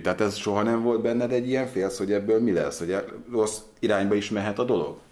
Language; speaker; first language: Hungarian; native; Hungarian